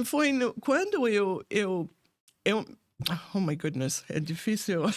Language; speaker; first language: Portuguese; non-native, fluent; English